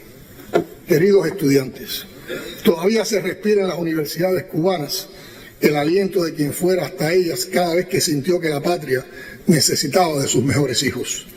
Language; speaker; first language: Spanish; native; Spanish